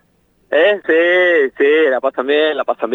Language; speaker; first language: Spanish; native; Spanish